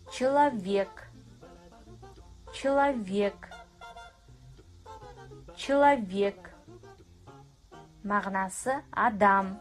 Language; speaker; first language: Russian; non-native, fluent; Kazakh